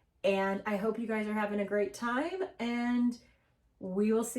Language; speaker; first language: English; native; English